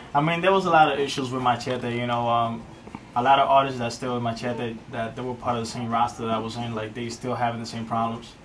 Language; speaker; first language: English; native; English